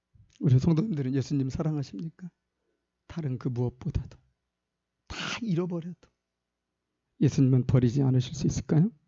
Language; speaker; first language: Korean; native; Korean